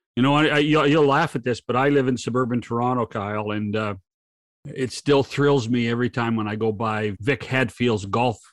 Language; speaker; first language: English; native; English